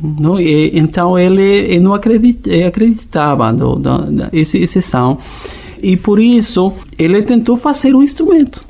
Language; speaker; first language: Portuguese; non-native, fluent; Spanish